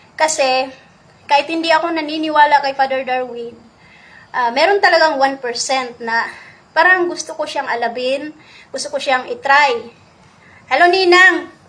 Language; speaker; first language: Filipino; non-native, local second language; Cebuano